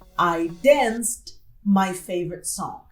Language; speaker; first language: English; non-native, fluent; Portuguese